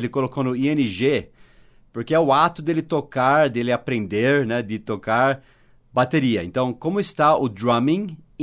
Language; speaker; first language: Portuguese; non-native, fluent; English